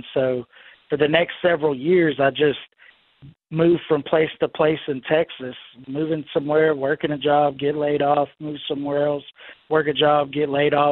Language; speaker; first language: English; native; English